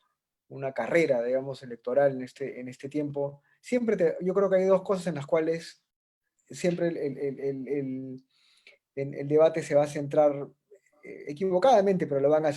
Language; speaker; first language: Spanish; native; Spanish